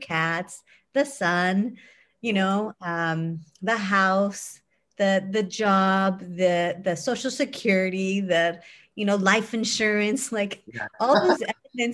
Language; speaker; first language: English; native; English